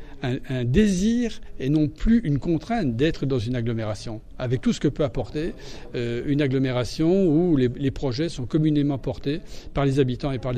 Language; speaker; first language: French; native; French